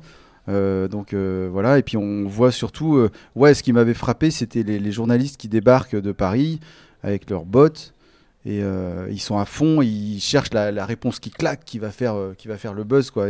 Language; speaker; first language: French; native; French